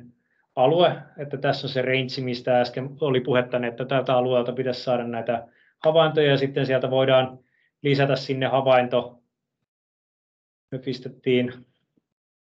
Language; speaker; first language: Finnish; native; Finnish